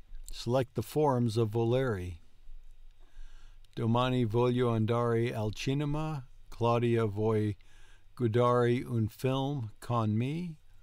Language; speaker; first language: Italian; non-native, learner; English